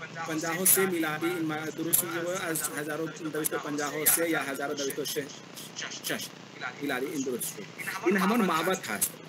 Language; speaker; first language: Persian; non-native, learner; Hindi